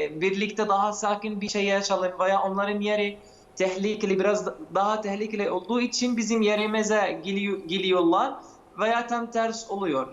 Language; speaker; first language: Turkish; non-native, fluent; Arabic